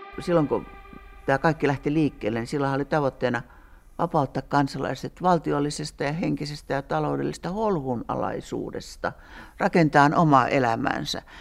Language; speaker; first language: Finnish; native; Finnish